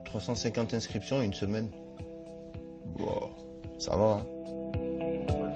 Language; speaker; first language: French; native; French